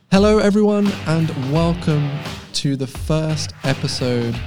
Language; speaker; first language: English; native; English